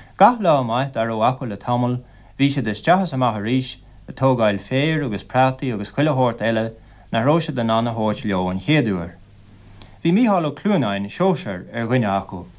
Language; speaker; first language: Irish; native; Irish